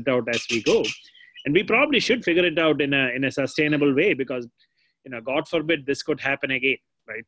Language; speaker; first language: English; non-native, local second language; Malayalam